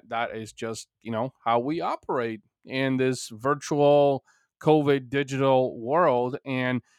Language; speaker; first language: English; early bilingual, other home language; Bulgarian